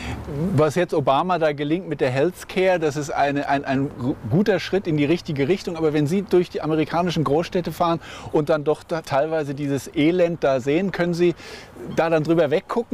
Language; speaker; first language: German; native; German